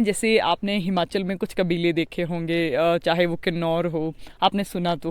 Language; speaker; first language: Hindi; native; Hindi